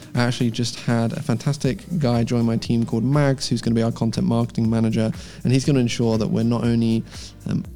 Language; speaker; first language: English; native; English